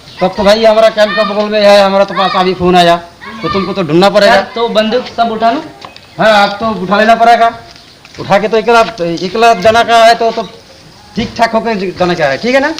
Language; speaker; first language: Hindi; non-native, local second language; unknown